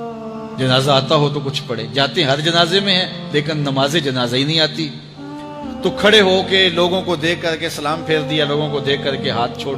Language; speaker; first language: Urdu; native; Urdu